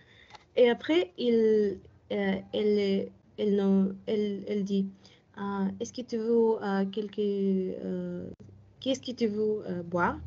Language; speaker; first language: French; non-native, learner; Spanish